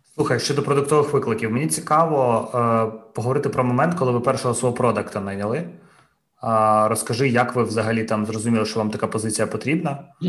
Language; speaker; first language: Ukrainian; non-native, local second language; Russian